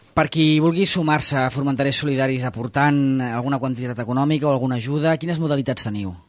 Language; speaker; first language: Catalan; native; Catalan